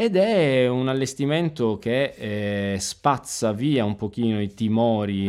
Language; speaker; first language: Italian; native; Italian